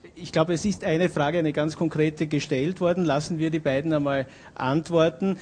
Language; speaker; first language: German; native; German